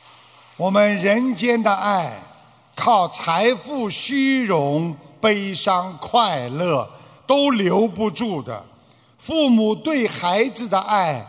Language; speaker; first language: Chinese; native; Chinese